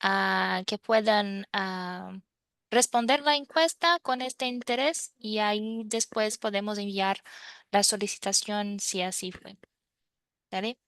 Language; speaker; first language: Spanish; non-native, fluent; Portuguese